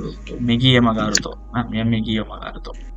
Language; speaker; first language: Japanese; non-native, fluent; Hindi